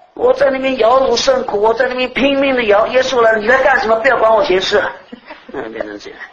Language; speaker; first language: Chinese; early bilingual, heritage; Chinese